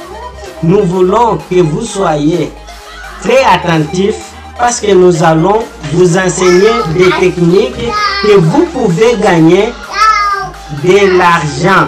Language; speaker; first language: French; non-native, learner; Portuguese